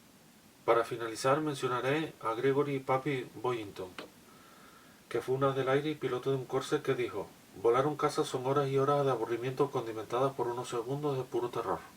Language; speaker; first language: Spanish; native; Spanish